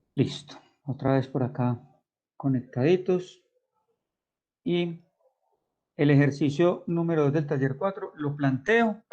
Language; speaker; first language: Spanish; native; Spanish